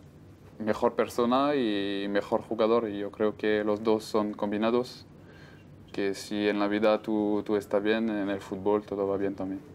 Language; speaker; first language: Spanish; non-native, fluent; French